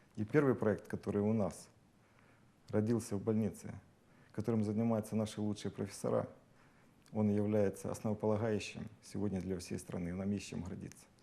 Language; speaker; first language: Russian; native; Russian